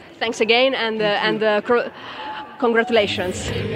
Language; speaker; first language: English; non-native, fluent; Italian